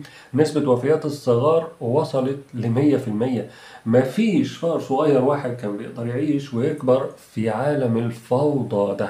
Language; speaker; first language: Arabic; native; Arabic